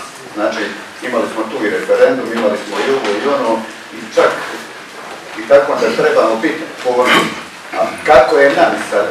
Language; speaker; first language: Croatian; native; Croatian